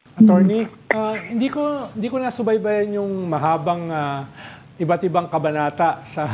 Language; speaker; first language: Filipino; native; Filipino